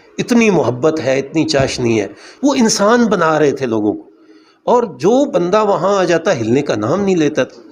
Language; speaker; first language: Urdu; non-native, local second language; Punjabi